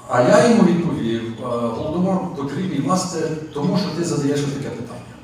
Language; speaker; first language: Ukrainian; early bilingual, other home language; English